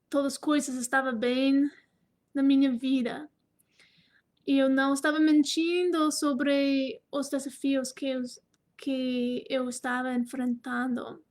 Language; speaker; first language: Portuguese; non-native, fluent; English